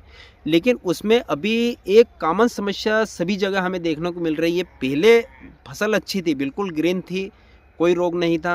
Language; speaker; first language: Hindi; native; Hindi